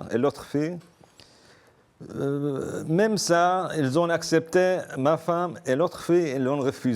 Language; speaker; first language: French; non-native, fluent; Arabic